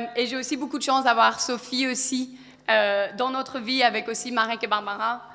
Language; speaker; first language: French; early bilingual, other home language; Polish